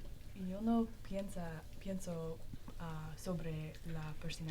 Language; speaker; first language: Spanish; non-native, learner; English